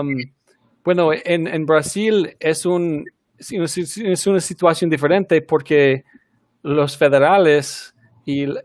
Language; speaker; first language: Spanish; non-native, fluent; English